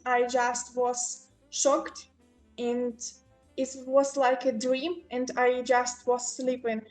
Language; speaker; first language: English; non-native, local second language; Ukrainian